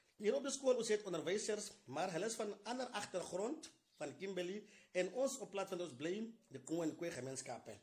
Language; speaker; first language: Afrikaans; non-native, local second language; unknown